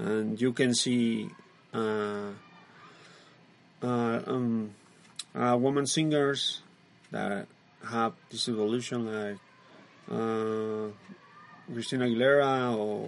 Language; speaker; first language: English; non-native, learner; Spanish